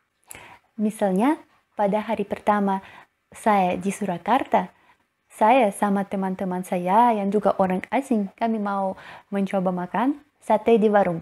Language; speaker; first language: Indonesian; non-native, learner; Russian